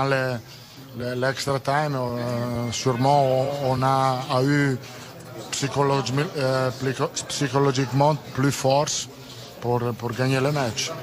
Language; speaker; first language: French; non-native, learner; Italian